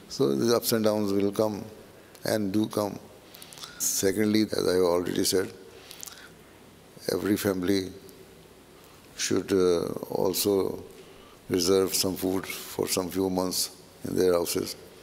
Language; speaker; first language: English; non-native, local second language; Urdu